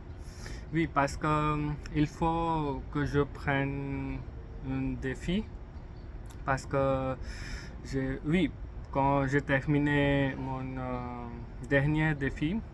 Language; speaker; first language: French; non-native, learner; English